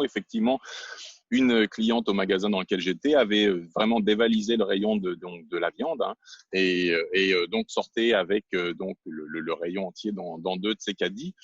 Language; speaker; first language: French; native; French